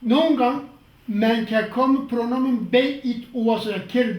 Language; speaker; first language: Danish; non-native, fluent; Kurdish